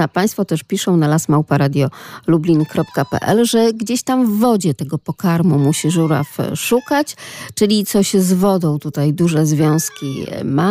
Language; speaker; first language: Polish; native; Polish